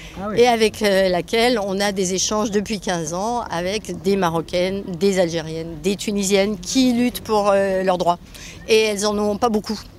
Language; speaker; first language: French; native; French